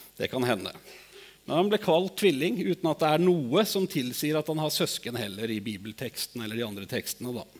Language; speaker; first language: Norwegian; native; Norwegian